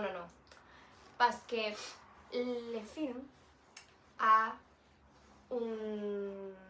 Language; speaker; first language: French; non-native, learner; Spanish